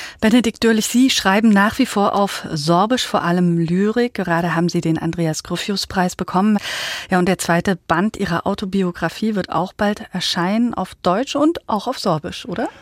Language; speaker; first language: German; native; German